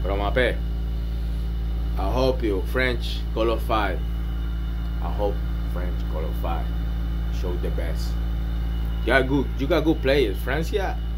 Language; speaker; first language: English; non-native, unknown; Spanish